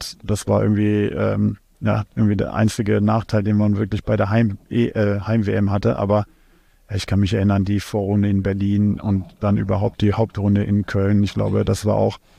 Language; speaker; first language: German; native; German